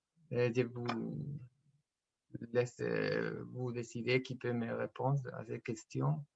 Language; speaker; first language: French; non-native, fluent; Spanish